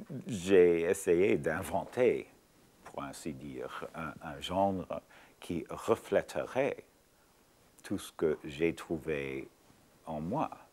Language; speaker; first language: French; non-native, fluent; English